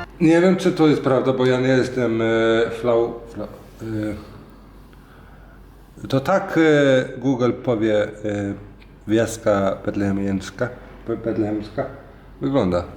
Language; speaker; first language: Polish; non-native, learner; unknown